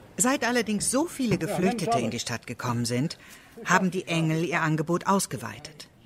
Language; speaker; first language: German; native; German